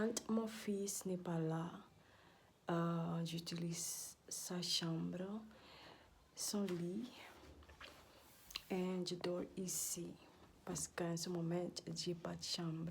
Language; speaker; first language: French; non-native, learner; Dutch